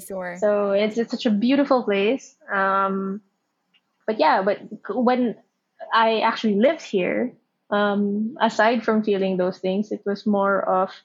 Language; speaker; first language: English; non-native, local second language; Filipino